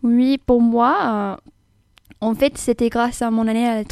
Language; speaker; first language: French; non-native, fluent; English